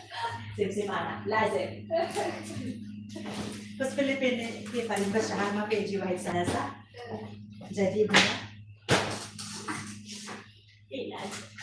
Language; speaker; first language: Arabic; non-native, learner; Indonesian